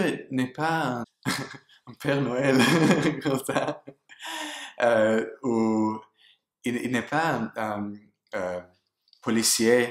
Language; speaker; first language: French; non-native, learner; English